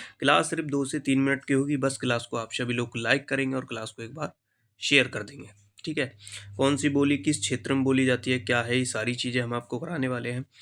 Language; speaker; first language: Hindi; native; Hindi